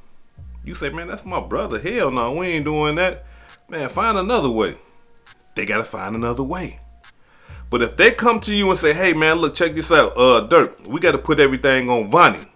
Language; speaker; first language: English; native; English